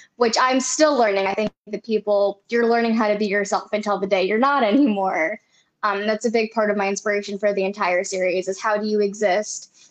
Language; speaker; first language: English; native; English